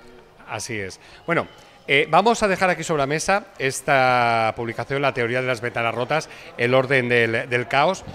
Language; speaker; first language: Spanish; non-native, local second language; Catalan